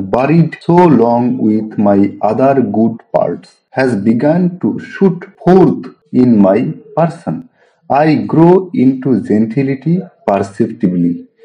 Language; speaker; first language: English; non-native, local second language; Bangla